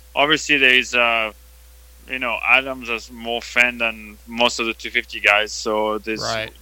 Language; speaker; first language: English; non-native, fluent; French